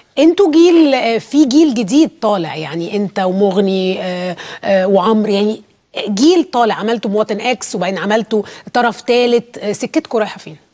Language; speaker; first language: Arabic; native; Arabic